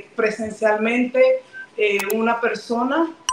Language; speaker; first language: Spanish; native; Spanish